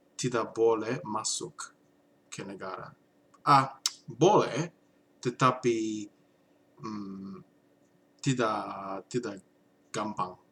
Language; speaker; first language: Indonesian; non-native, learner; English